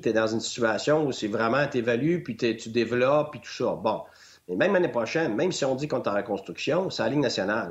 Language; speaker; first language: French; native; French